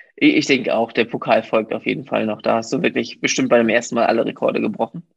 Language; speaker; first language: German; native; German